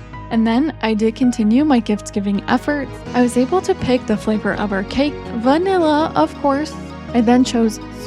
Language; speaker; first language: English; native; English